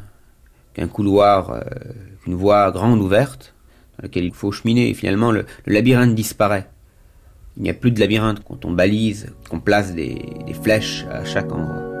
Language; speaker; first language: French; native; French